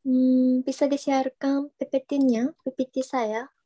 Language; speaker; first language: Indonesian; non-native, fluent; Japanese